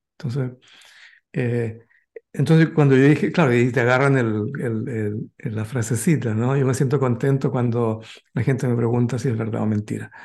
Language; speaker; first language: Spanish; native; Spanish